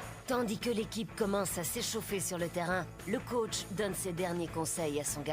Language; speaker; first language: French; native; French